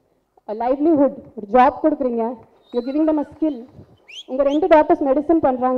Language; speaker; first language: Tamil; non-native, local second language; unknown